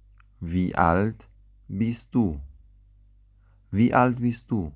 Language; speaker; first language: German; non-native, fluent; Central Kurdish